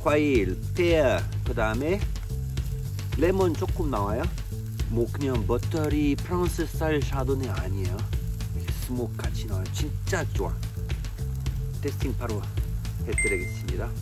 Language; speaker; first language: Korean; non-native, learner; French